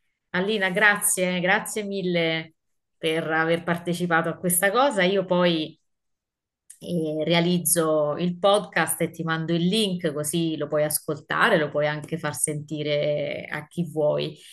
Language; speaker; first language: Italian; native; Italian